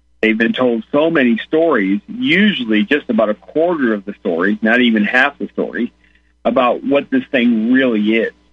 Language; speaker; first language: English; native; English